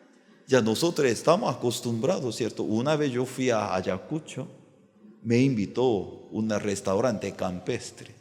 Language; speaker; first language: Spanish; non-native, learner; Korean